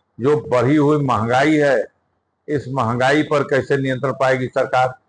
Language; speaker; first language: Hindi; native; Hindi